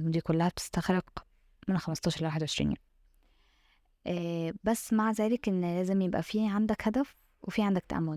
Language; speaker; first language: Arabic; native; Arabic